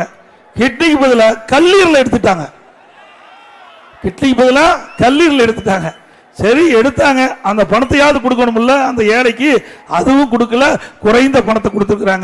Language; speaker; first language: Tamil; native; Tamil